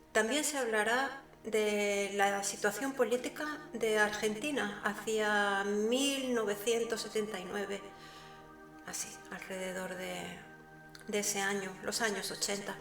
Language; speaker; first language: Spanish; native; Spanish